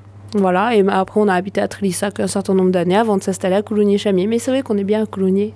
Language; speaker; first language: French; native; French